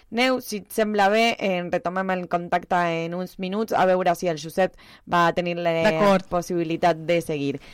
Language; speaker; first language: Catalan; early bilingual, heritage; Spanish